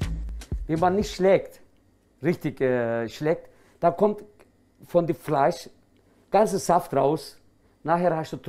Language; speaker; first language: German; non-native, fluent; Turkish